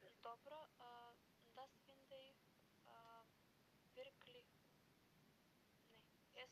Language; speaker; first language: German; non-native, learner; Macedonian